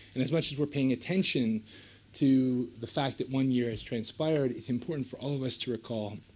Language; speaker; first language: English; native; English